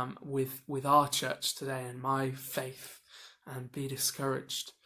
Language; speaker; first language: English; native; English